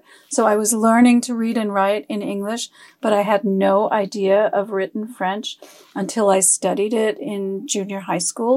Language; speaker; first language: English; early bilingual, other home language; French